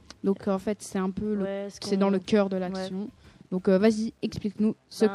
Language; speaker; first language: French; native; French